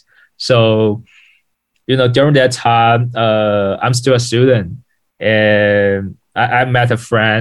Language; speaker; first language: English; non-native, fluent; Chinese